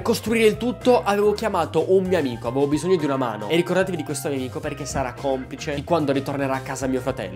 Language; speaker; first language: Italian; native; Italian